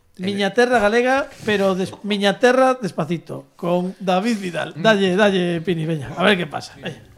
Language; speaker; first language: Galician; native; Galician